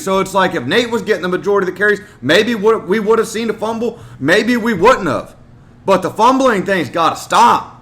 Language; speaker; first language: English; native; English